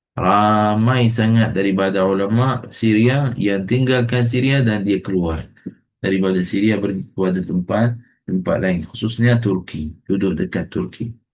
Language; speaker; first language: Malay; non-native, fluent; Arabic